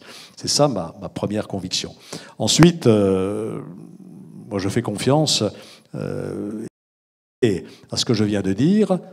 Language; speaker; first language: French; native; French